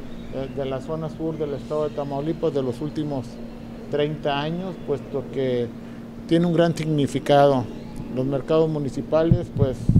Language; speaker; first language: Spanish; native; Spanish